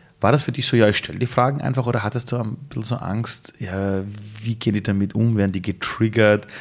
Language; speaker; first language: German; early bilingual, other home language; Persian